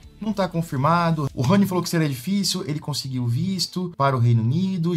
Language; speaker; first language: Portuguese; native; Portuguese